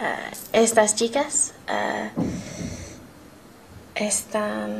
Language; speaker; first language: Spanish; non-native, learner; English